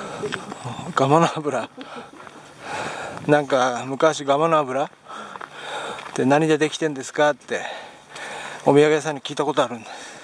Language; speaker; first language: Japanese; native; Japanese